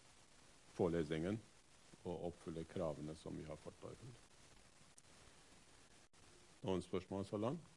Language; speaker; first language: Norwegian; non-native, fluent; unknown